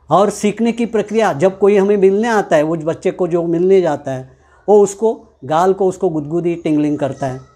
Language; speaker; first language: Hindi; non-native, local second language; Marathi